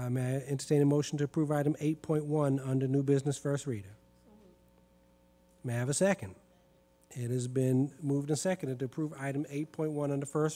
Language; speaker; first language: English; native; English